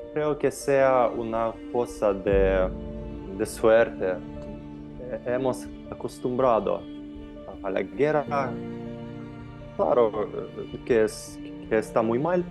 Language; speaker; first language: Spanish; non-native, fluent; Ukrainian